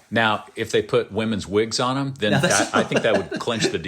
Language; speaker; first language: English; native; English